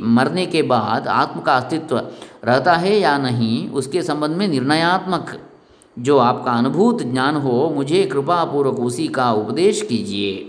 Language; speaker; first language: Hindi; non-native, local second language; Kannada